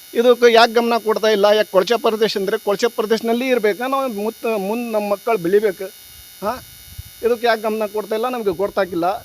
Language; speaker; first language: Kannada; non-native, local second language; Urdu